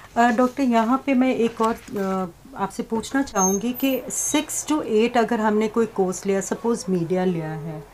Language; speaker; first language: Hindi; native; Hindi